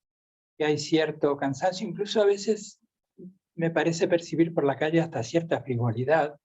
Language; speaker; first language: Spanish; native; Spanish